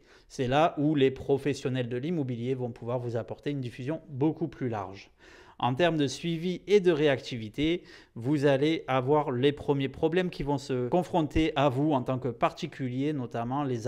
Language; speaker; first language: French; native; French